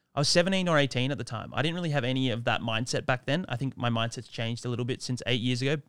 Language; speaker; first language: English; native; English